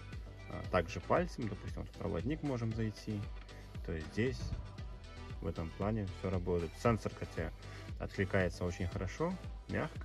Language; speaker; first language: Russian; native; Russian